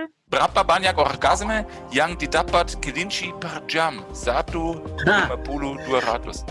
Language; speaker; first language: Indonesian; non-native, fluent; German